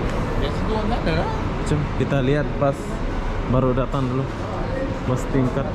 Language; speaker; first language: Indonesian; native; Indonesian